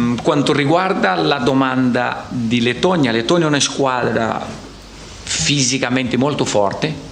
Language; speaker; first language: Italian; non-native, fluent; Portuguese